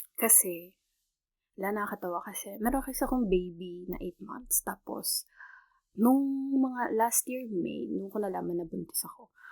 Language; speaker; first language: Filipino; native; Filipino